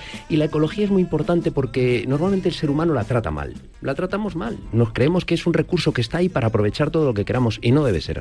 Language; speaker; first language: Spanish; native; Spanish